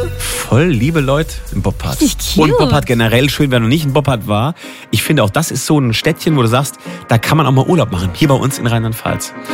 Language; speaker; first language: German; native; German